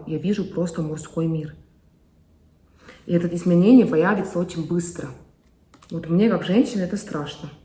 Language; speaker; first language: Russian; non-native, fluent; Estonian